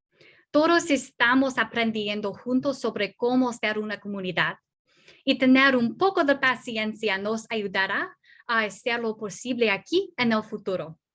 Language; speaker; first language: Spanish; non-native, fluent; English